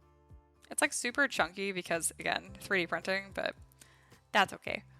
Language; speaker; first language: English; native; English